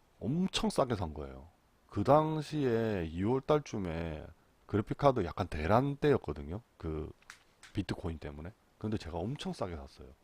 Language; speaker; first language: Korean; native; Korean